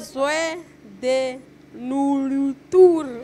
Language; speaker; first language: French; non-native, learner; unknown